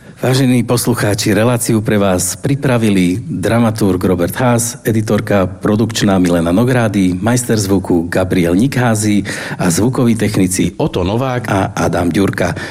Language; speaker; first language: Slovak; native; Slovak